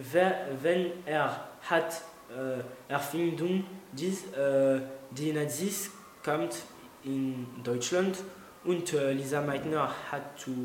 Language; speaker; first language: German; non-native, learner; French